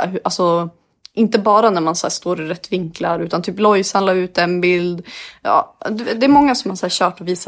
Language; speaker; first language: Swedish; native; Swedish